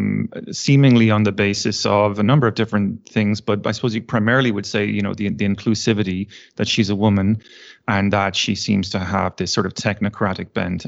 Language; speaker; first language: English; native; English